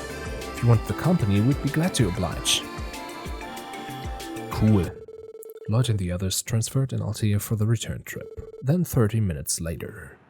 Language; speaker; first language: English; non-native, fluent; German